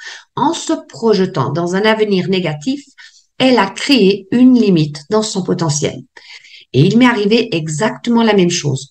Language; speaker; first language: French; native; French